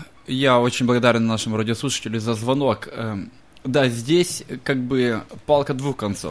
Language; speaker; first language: Russian; native; Russian